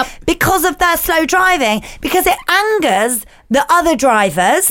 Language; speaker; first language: English; native; English